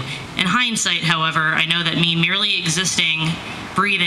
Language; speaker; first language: English; native; English